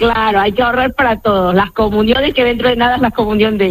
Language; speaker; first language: Spanish; native; Spanish